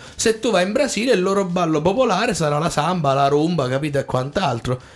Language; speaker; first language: Italian; native; Italian